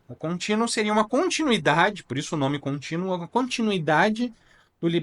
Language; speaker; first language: Portuguese; native; Portuguese